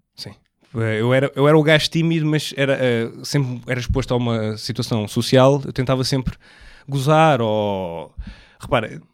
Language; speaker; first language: Portuguese; native; Portuguese